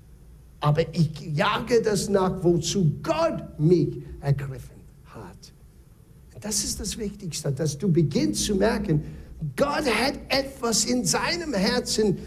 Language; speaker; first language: German; non-native, fluent; English